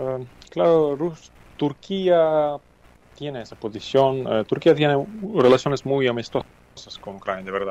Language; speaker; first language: Spanish; non-native, fluent; Ukrainian